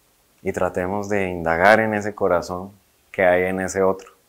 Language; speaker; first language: Spanish; native; Spanish